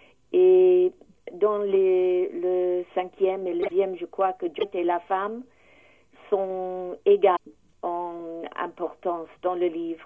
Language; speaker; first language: French; non-native, learner; English